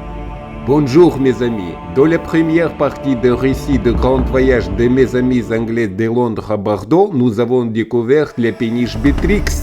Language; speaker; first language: French; non-native, fluent; Lithuanian